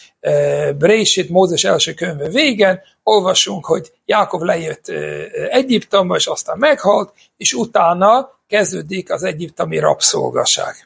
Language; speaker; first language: Hungarian; non-native, fluent; English